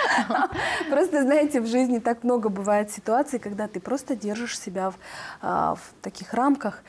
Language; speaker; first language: Russian; native; Russian